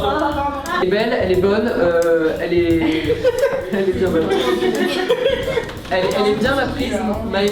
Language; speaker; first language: French; native; French